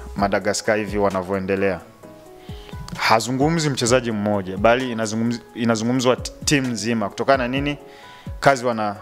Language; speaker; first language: Swahili; native; Swahili